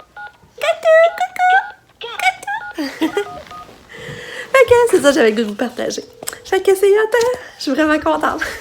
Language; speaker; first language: French; native; French